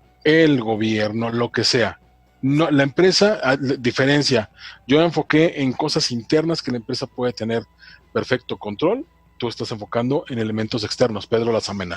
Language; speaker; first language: Spanish; native; Spanish